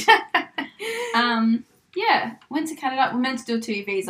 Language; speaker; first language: English; native; English